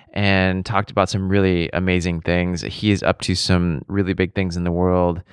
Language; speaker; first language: English; native; English